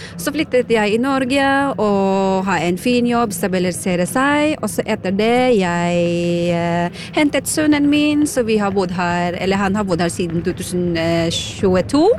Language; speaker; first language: Norwegian; non-native, fluent; Filipino